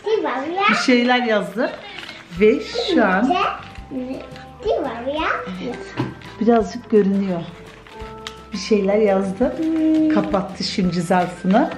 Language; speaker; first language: Turkish; early bilingual, heritage; Turkish